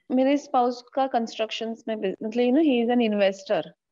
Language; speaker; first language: Hindi; non-native, local second language; Marathi